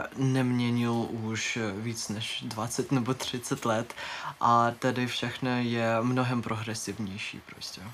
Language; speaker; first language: Czech; non-native, learner; Ukrainian